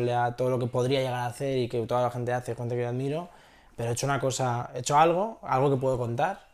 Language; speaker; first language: Spanish; native; Spanish